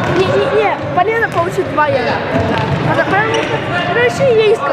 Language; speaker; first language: Russian; native; Russian